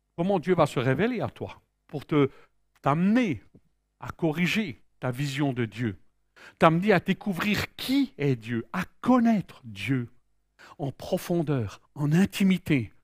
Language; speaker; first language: French; native; French